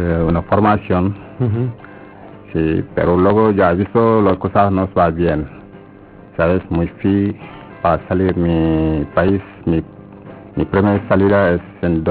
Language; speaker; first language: Spanish; non-native, learner; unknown